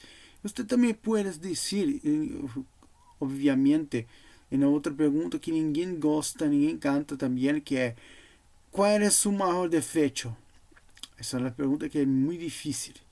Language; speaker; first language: Portuguese; non-native, learner; Spanish